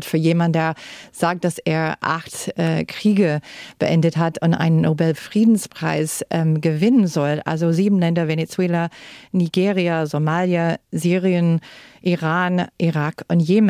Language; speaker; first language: German; non-native, fluent; English